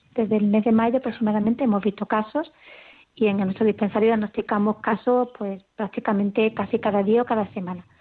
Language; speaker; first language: Spanish; native; Spanish